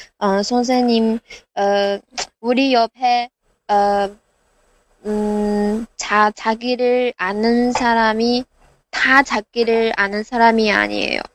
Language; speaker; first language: Korean; non-native, learner; Chinese